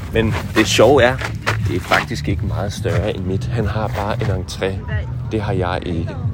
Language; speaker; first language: Danish; native; Danish